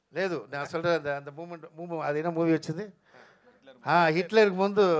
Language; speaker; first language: Telugu; non-native, local second language; Tamil